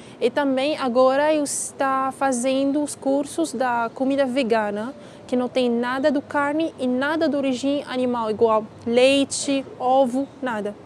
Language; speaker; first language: Portuguese; non-native, learner; Arabic